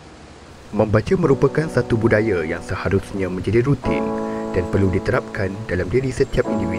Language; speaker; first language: Malay; native; Malay